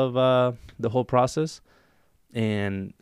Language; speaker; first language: English; non-native, fluent; Spanish